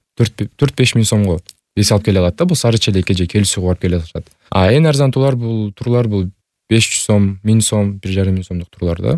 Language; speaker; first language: Kyrgyz; native; Kyrgyz